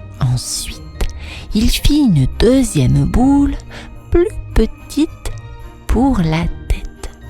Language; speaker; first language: French; native; French